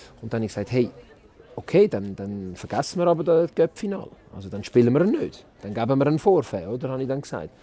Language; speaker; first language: German; early bilingual, other home language; Italian